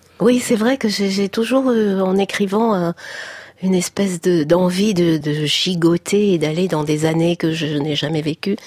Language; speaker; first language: French; native; French